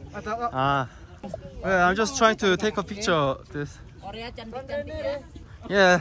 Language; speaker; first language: English; non-native, learner; Korean